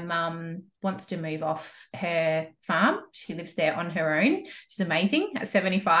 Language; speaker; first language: English; native; English